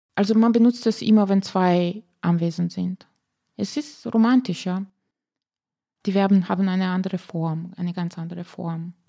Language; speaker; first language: German; non-native, fluent; Slovenian